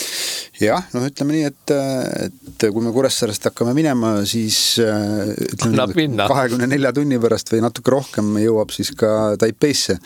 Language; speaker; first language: Estonian; native; Estonian